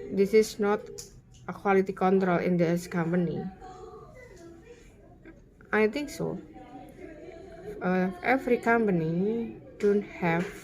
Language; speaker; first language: English; non-native, learner; Indonesian